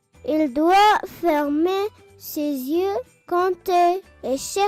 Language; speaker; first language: French; non-native, learner; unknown